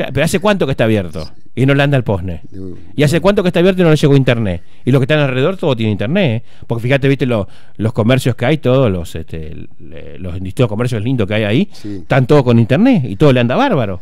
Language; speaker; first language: Spanish; native; Spanish